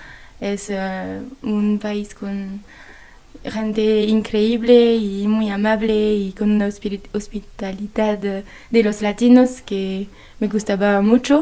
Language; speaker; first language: Spanish; non-native, learner; French